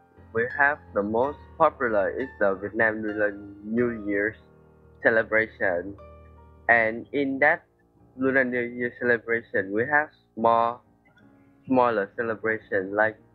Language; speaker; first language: English; non-native, learner; Vietnamese